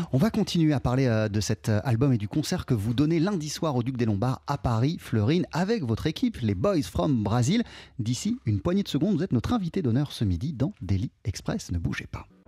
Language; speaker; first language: French; native; French